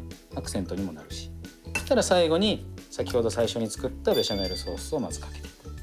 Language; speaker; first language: Japanese; native; Japanese